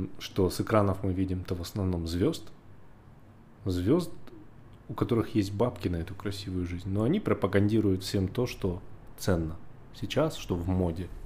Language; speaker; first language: Russian; native; Russian